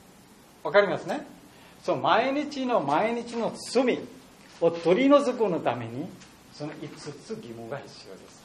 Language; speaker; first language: Japanese; non-native, learner; Bangla